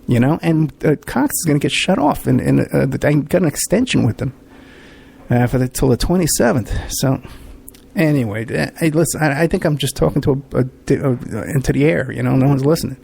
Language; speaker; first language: English; native; English